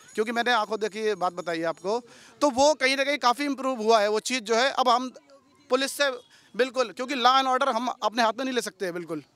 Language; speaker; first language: Hindi; native; Hindi